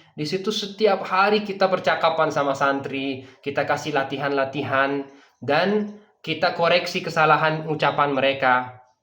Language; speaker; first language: Indonesian; non-native, fluent; Persian